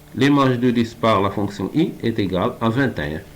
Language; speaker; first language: French; non-native, local second language; Arabic